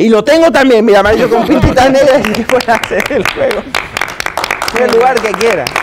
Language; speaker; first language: Spanish; native; Spanish